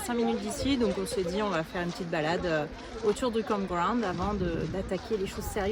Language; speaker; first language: French; native; French